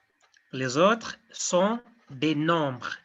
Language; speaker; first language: French; non-native, fluent; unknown